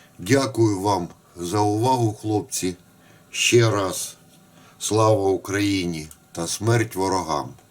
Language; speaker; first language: Ukrainian; non-native, local second language; Russian